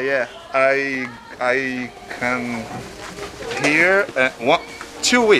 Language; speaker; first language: English; non-native, learner; Portuguese